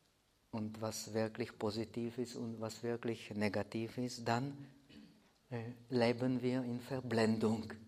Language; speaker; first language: German; non-native, fluent; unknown